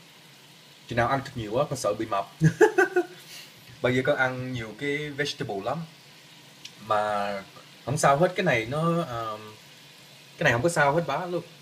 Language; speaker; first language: Vietnamese; early bilingual, heritage; Vietnamese